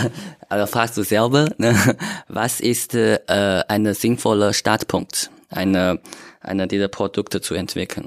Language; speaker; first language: German; non-native, learner; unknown